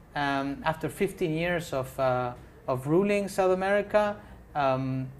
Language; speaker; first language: English; non-native, fluent; Spanish